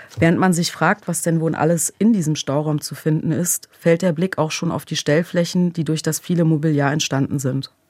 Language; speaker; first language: German; early bilingual, other home language; Croatian